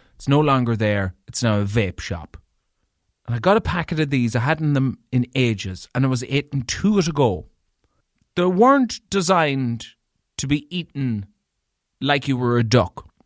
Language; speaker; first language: English; native; English